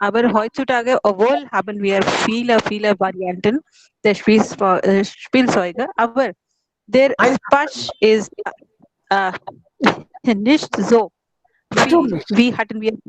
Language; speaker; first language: German; non-native, learner; Hindi